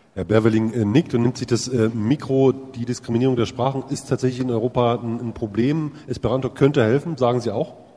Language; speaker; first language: German; native; German